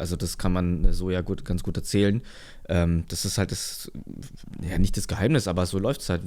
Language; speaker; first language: German; native; German